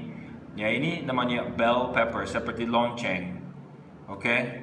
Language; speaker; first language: Indonesian; non-native, fluent; English